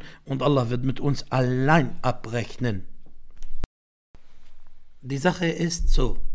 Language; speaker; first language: German; non-native, fluent; Arabic